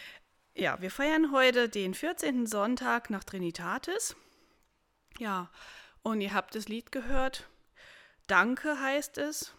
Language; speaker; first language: German; native; German